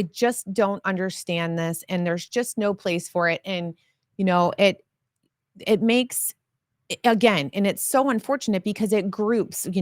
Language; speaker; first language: English; native; English